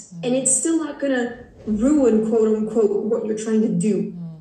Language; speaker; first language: English; non-native, fluent; Portuguese